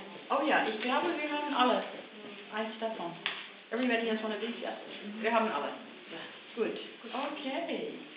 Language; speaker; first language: German; non-native, fluent; English